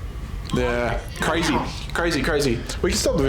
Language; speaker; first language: English; native; English